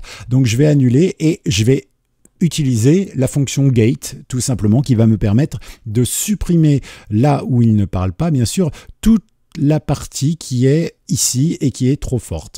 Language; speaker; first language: French; native; French